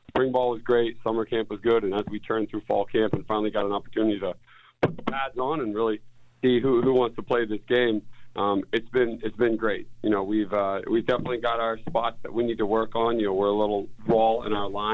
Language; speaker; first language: English; native; English